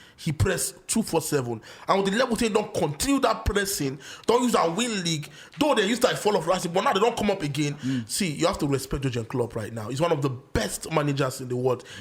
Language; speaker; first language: Nigerian Pidgin; native; Nigerian Pidgin